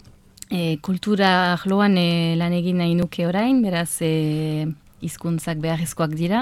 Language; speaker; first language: Basque; non-native, local second language; French